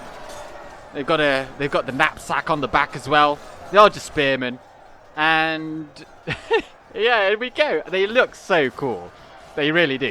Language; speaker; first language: English; native; English